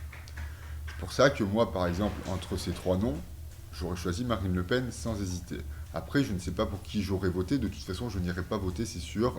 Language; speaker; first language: French; native; French